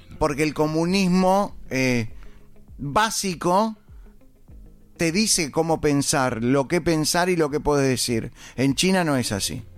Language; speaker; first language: Spanish; native; Spanish